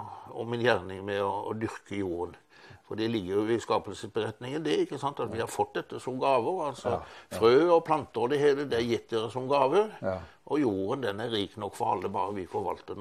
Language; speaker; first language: Norwegian; native; Norwegian